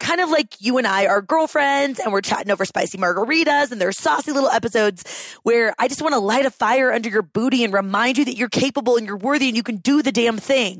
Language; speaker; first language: English; native; English